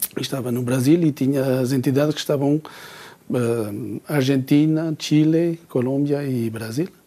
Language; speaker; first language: Portuguese; early bilingual, heritage; Portuguese